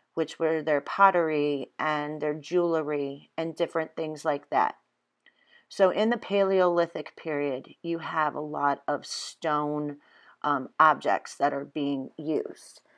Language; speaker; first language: English; native; English